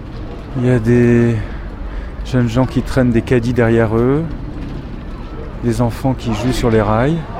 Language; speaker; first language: French; native; French